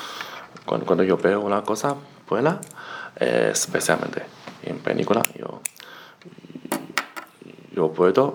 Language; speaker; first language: Spanish; non-native, learner; Chinese